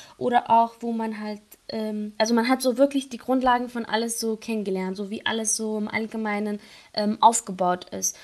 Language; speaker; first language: German; non-native, fluent; Arabic